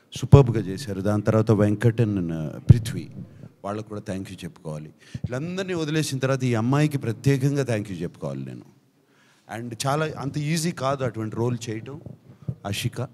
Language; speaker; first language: Telugu; native; Telugu